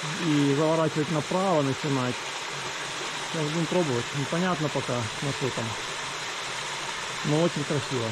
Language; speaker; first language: Russian; native; Russian